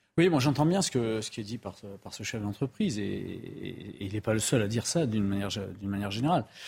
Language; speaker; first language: French; native; French